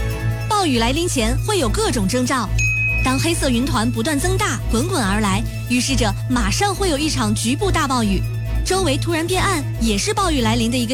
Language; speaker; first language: Chinese; native; Chinese